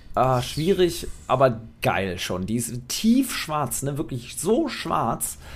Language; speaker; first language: German; non-native, fluent; Polish